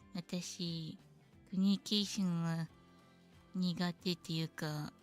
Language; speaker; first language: Japanese; non-native, learner; English